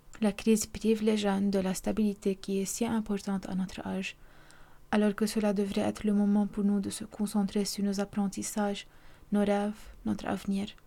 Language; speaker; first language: French; non-native, local second language; Arabic